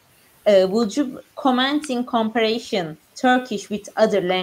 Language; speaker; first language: English; non-native, learner; Turkish